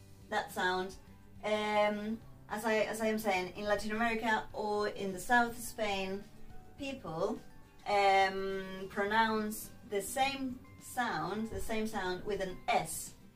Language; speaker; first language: English; non-native, fluent; Spanish